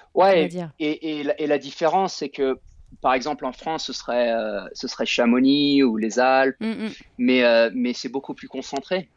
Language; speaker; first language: French; native; French